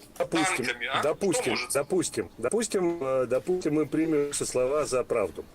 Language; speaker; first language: Russian; native; Russian